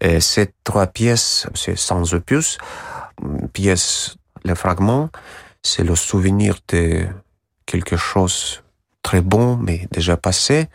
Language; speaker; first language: French; non-native, learner; Russian